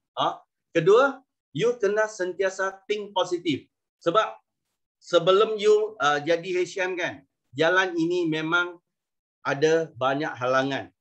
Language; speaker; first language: Malay; non-native, local second language; Chinese